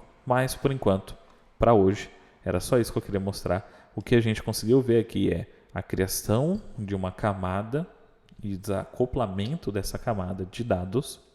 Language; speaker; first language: Portuguese; native; Portuguese